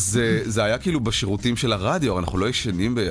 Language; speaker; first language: Hebrew; native; Hebrew